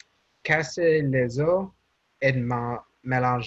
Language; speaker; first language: French; non-native, learner; English